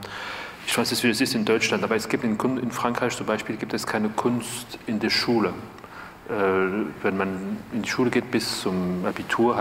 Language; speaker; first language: German; non-native, fluent; French